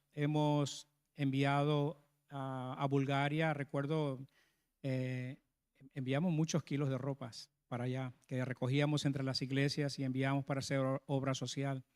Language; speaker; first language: Spanish; native; Spanish